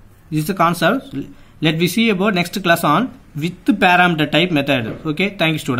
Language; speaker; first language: English; non-native, local second language; Tamil